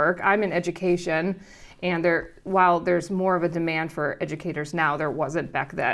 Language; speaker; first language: English; native; English